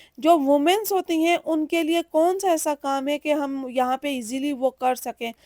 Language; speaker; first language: Urdu; native; Urdu